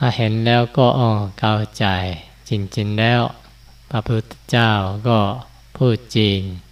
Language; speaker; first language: Thai; non-native, fluent; Japanese